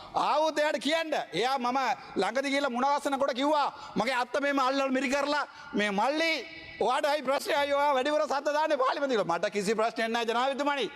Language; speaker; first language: Sinhala; non-native, local second language; Tamil